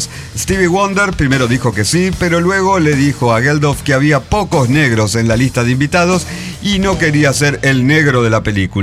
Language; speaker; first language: Spanish; native; Spanish